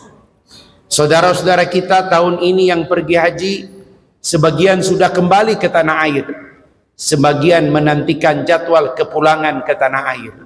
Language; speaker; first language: Indonesian; native; Indonesian